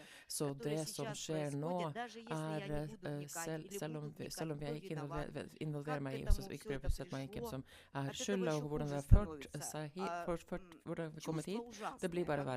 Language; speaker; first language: Norwegian; non-native, learner; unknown